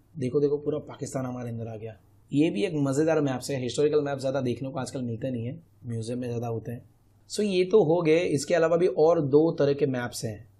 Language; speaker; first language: Hindi; non-native, local second language; Gujarati